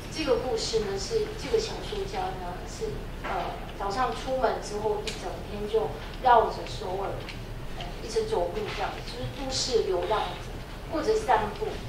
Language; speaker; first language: Chinese; non-native, fluent; Korean